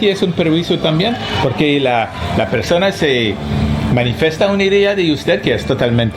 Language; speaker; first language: Spanish; non-native, learner; French